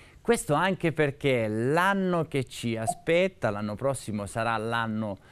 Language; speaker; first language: Italian; native; Italian